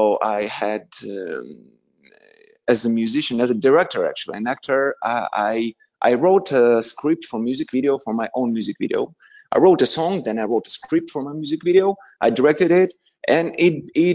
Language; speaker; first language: English; non-native, fluent; Russian